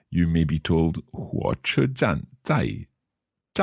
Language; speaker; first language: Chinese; non-native, learner; English